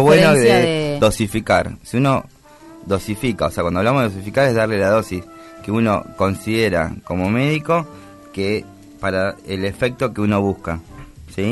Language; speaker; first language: Spanish; native; Spanish